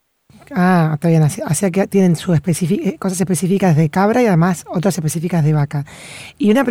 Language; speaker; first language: Spanish; native; Spanish